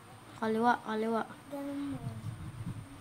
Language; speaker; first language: Filipino; native; Filipino